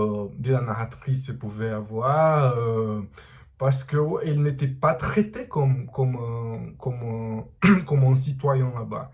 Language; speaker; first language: French; non-native, learner; Portuguese